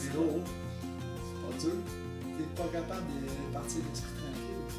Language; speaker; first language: French; native; French